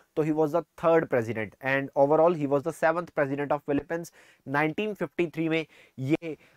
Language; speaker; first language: Hindi; non-native, local second language; Punjabi